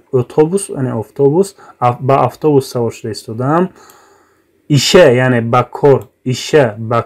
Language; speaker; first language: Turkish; non-native, fluent; Tajik